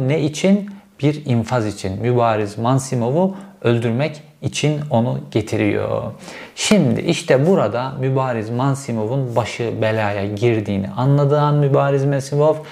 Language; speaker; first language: Turkish; native; Turkish